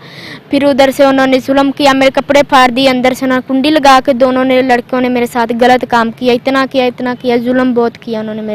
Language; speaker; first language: Hindi; non-native, local second language; Punjabi